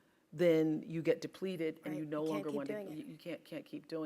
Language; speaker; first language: English; native; English